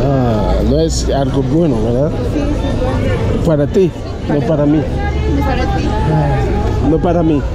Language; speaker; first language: Spanish; non-native, learner; Haitian Creole